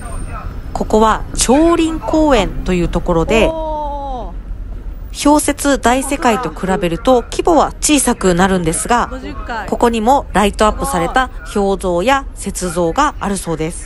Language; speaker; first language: Japanese; native; Japanese